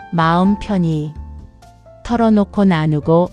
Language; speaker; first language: Korean; native; Korean